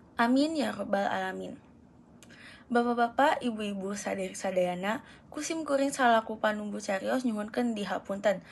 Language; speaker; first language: Sundanese; native; Sundanese